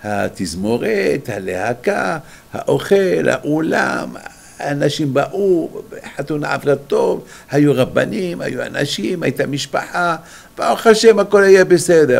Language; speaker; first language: Hebrew; non-native, fluent; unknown